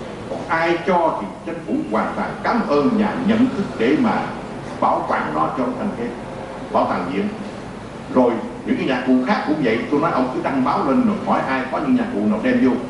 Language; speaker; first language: Vietnamese; native; Vietnamese